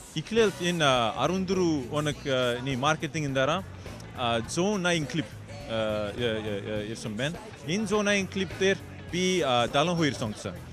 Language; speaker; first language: Mongolian; non-native, learner; English